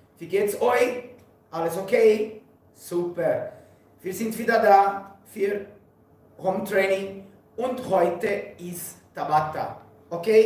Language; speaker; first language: German; non-native, learner; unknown